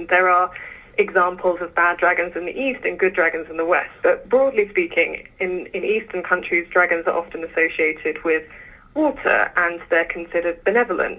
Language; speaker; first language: English; native; English